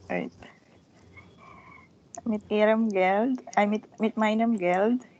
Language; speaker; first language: German; non-native, learner; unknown